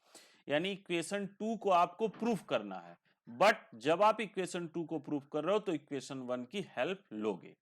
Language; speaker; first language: Hindi; native; Hindi